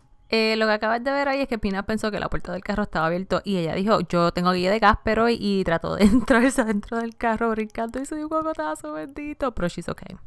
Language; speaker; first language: Spanish; native; Spanish